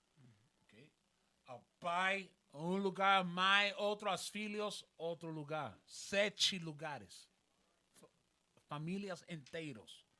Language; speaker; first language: Portuguese; non-native, learner; Spanish